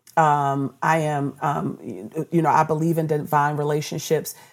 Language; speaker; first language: English; native; English